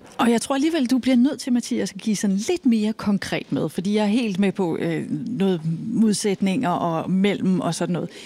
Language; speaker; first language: Danish; native; Danish